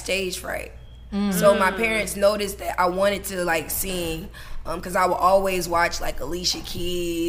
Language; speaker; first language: English; native; English